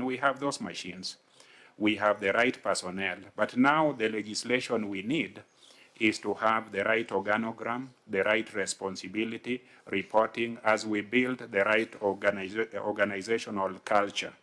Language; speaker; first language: English; non-native, local second language; Luo (Kenya and Tanzania)